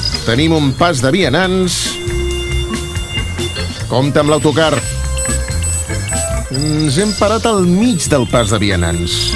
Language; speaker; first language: Catalan; native; Catalan